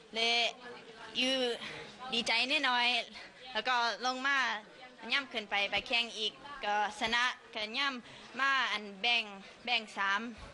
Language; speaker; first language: Thai; early bilingual, heritage; Thai